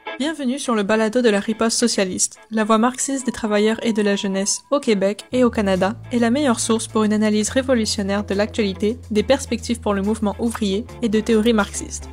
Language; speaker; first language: French; native; French